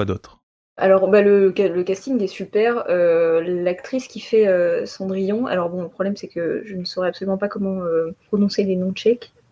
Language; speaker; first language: French; native; French